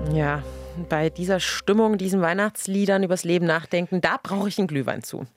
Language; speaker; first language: German; native; German